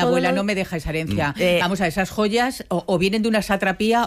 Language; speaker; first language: Spanish; native; Spanish